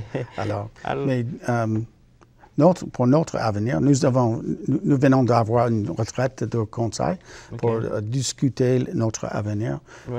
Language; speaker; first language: French; non-native, learner; English